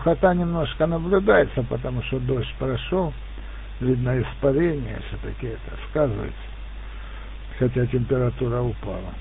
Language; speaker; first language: Russian; native; Russian